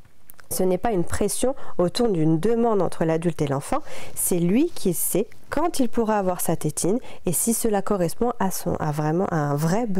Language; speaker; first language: French; native; French